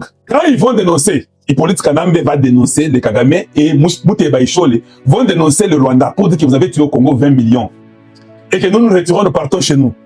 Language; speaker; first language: French; non-native, local second language; Lingala